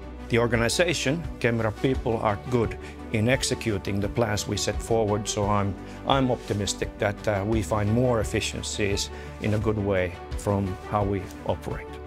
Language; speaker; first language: English; non-native, fluent; Finnish